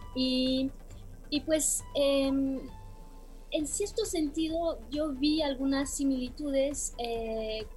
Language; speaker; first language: Spanish; non-native, fluent; Romanian